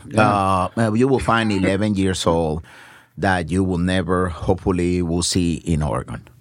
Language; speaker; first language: English; non-native, fluent; Spanish